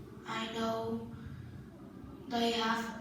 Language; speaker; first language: English; non-native, learner; Vietnamese